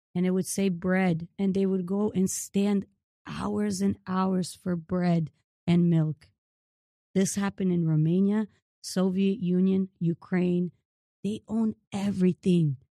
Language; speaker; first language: English; early bilingual, other home language; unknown